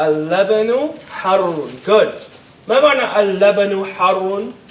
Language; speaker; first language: Arabic; non-native, fluent; English